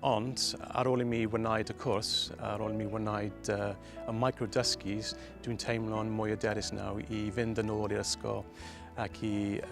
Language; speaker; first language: Welsh; non-native, local second language; English